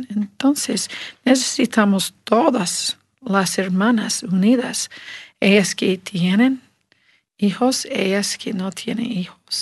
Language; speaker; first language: Spanish; non-native, learner; English